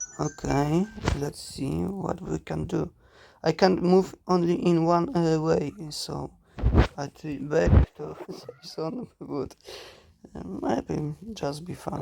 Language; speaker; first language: English; non-native, learner; Polish